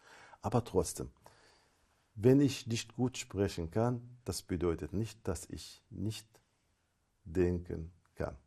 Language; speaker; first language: German; non-native, fluent; Arabic